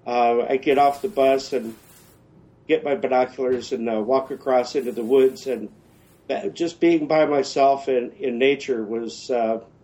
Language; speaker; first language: English; native; English